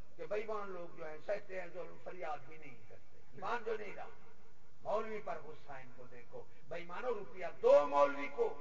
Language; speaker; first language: Urdu; non-native, local second language; Punjabi